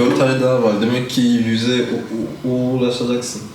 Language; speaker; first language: Turkish; non-native, learner; Haitian Creole